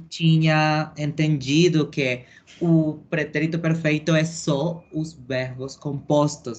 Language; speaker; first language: Portuguese; non-native, learner; Spanish